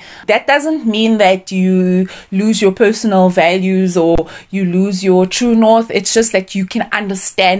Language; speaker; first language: English; native; English